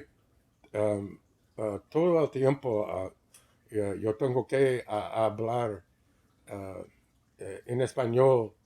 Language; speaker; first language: Spanish; non-native, learner; English